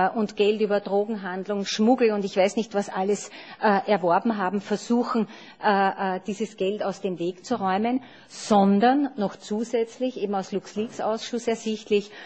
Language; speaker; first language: German; native; German